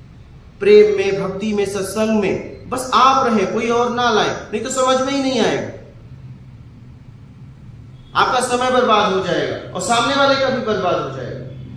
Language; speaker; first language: Hindi; native; Hindi